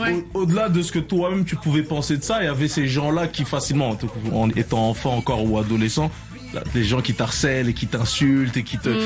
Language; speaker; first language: French; early bilingual, other home language; Ngazidja Comorian